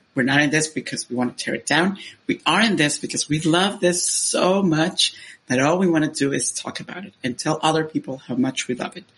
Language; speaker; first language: English; non-native, fluent; Spanish